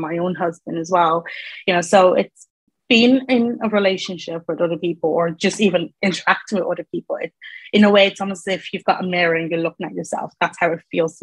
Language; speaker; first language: English; native; English